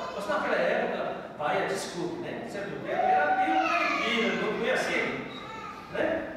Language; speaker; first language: Portuguese; non-native, fluent; Korean